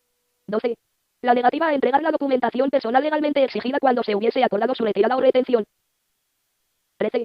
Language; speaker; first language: Spanish; native; Spanish